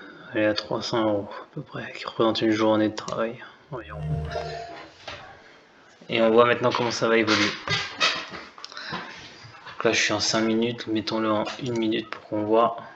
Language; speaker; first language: French; native; French